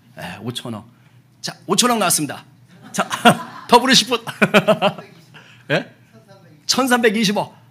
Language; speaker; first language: Korean; native; Korean